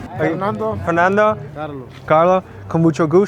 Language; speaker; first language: Spanish; non-native, learner; English